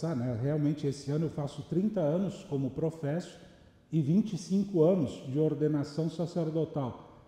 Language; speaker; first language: Portuguese; native; Portuguese